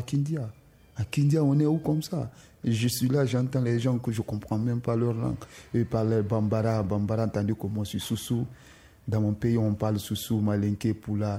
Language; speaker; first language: French; non-native, local second language; Susu